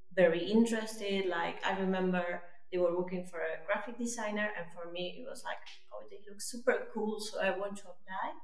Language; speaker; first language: English; non-native, fluent; French